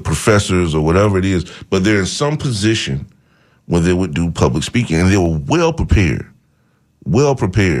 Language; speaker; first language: English; native; English